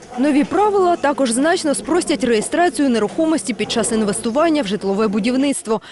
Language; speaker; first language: Ukrainian; native; Ukrainian